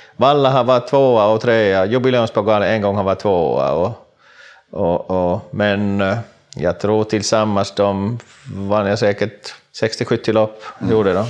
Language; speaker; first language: Swedish; non-native, local second language; Finnish